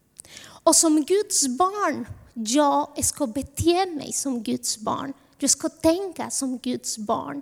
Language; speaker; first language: Swedish; non-native, fluent; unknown